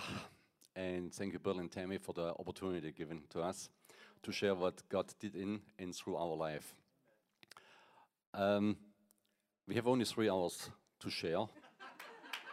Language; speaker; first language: English; non-native, fluent; German